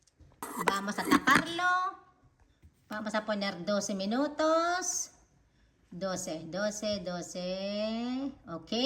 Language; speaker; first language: Spanish; non-native, fluent; Filipino